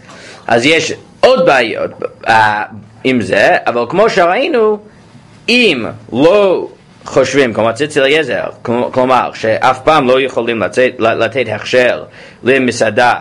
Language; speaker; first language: Hebrew; non-native, fluent; English